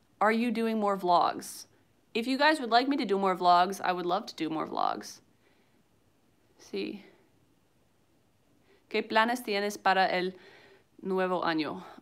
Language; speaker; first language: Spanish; non-native, learner; English